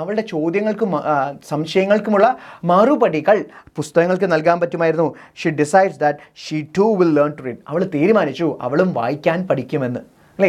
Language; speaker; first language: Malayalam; native; Malayalam